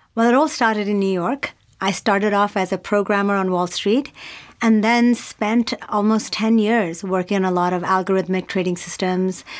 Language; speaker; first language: English; non-native, local second language; Urdu